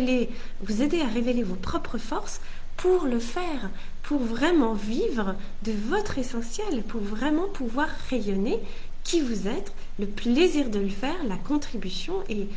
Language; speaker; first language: French; native; French